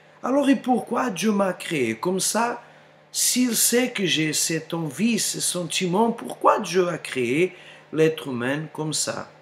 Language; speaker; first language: French; non-native, fluent; Portuguese